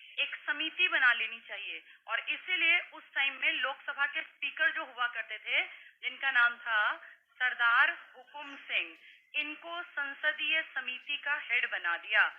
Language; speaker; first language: Hindi; native; Hindi